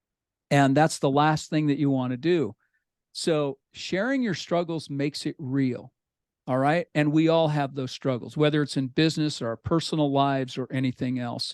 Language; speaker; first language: English; native; English